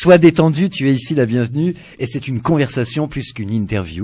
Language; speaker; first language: French; native; French